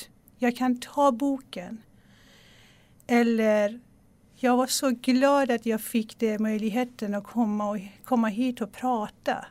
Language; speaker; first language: Swedish; non-native, local second language; Persian